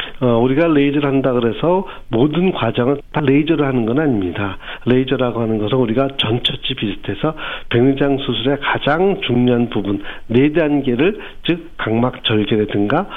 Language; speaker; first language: Korean; native; Korean